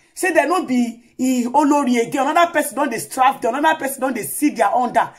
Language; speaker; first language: Nigerian Pidgin; non-native, local second language; Yoruba